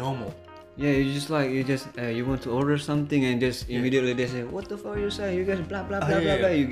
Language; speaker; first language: English; non-native, fluent; Indonesian